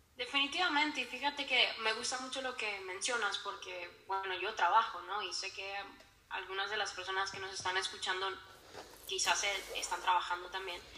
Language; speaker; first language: Spanish; native; Spanish